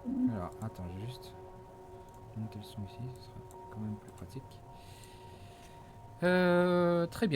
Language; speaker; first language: French; native; French